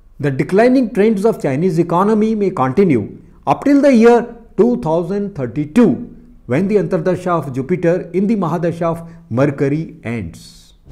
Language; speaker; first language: English; non-native, local second language; Hindi